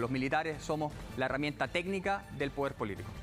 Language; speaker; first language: Spanish; native; Spanish